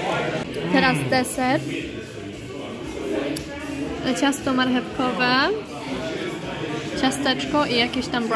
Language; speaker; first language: Polish; early bilingual, heritage; Polish